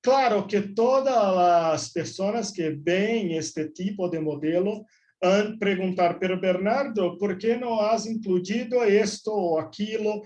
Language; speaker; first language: Spanish; non-native, fluent; Portuguese